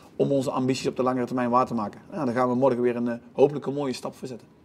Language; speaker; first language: Dutch; native; Dutch